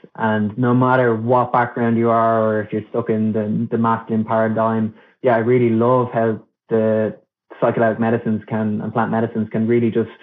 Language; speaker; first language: English; non-native, local second language; Irish